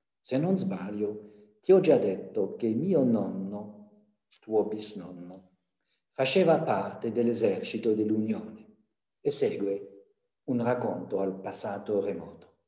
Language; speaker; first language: Italian; non-native, fluent; French